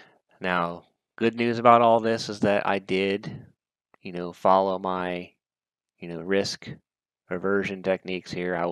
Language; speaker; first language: English; native; English